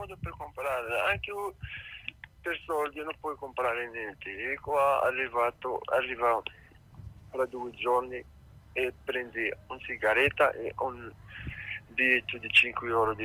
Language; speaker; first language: Italian; non-native, learner; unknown